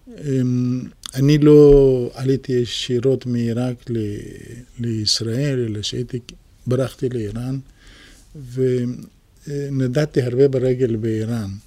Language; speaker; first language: Hebrew; native; Hebrew